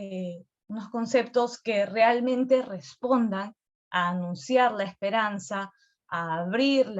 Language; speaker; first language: Spanish; native; Spanish